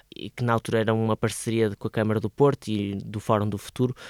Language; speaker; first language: Portuguese; native; Portuguese